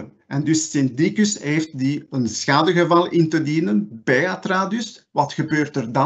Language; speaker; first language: Dutch; non-native, local second language; French